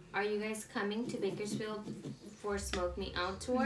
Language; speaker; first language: English; early bilingual, other home language; Spanish